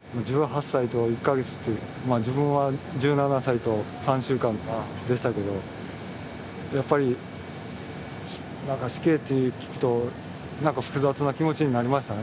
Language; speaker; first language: Japanese; native; Japanese